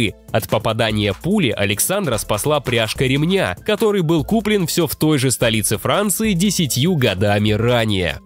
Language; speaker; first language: Russian; native; Russian